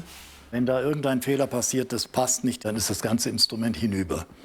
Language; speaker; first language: German; native; German